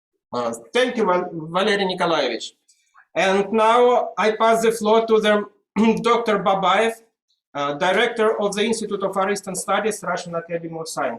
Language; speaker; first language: English; non-native, fluent; Russian